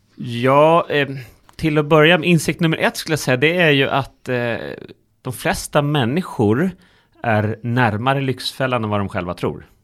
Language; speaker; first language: Swedish; native; Swedish